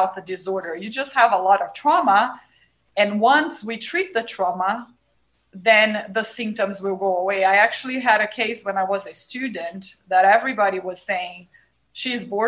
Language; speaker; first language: English; non-native, fluent; Portuguese